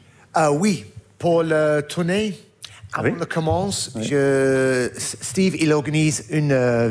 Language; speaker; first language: French; non-native, learner; English